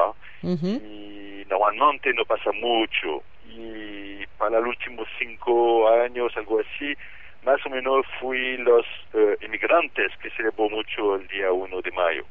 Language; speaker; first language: Spanish; non-native, fluent; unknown